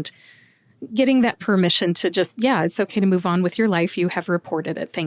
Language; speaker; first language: English; native; English